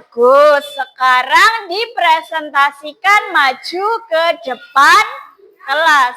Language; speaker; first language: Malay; non-native, local second language; Javanese